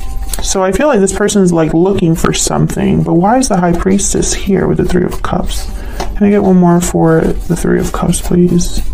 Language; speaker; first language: English; native; English